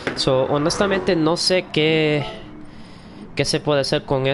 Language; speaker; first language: Spanish; early bilingual, heritage; Spanish